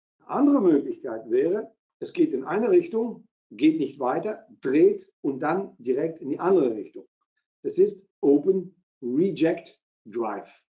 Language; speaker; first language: German; non-native, local second language; Dutch